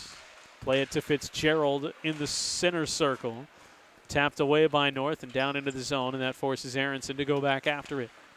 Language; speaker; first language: English; native; English